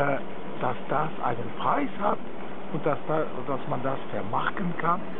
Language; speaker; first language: German; non-native, local second language; French